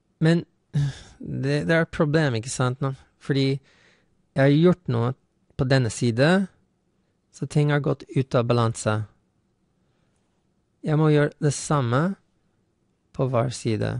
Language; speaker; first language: Norwegian; non-native, fluent; English